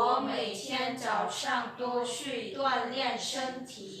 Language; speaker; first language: Chinese; non-native, learner; Lao